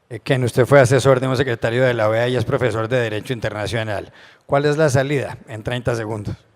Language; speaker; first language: Spanish; native; Spanish